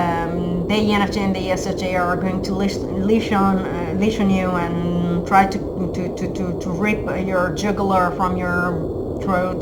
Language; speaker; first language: English; non-native, fluent; Italian